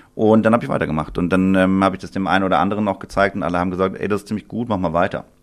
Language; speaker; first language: German; native; German